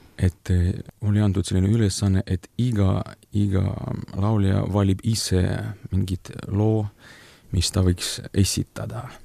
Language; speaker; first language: Estonian; non-native, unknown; Ukrainian